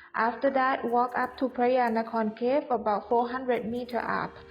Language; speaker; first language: English; non-native, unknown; Thai